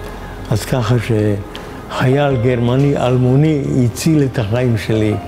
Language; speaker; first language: Hebrew; non-native, fluent; Hungarian